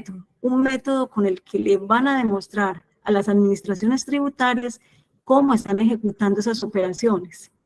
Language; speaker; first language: Spanish; native; Spanish